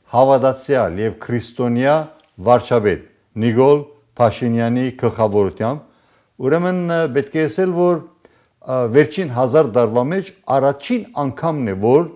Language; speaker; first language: Armenian; native; Armenian